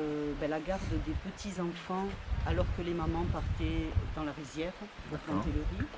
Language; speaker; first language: French; native; French